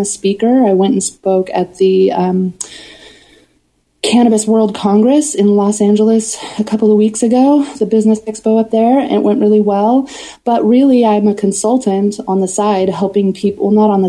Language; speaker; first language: English; native; English